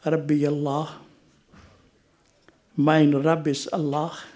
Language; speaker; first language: Dutch; non-native, fluent; Urdu